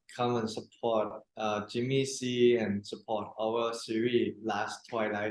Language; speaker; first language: English; non-native, learner; Thai